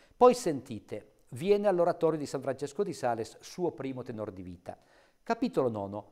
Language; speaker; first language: Italian; native; Italian